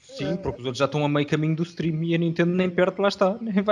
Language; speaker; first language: Portuguese; native; Portuguese